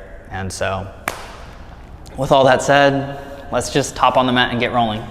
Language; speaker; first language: English; native; English